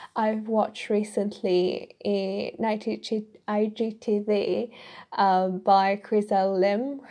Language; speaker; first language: English; non-native, fluent; Italian